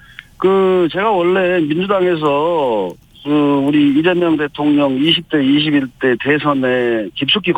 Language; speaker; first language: Korean; native; Korean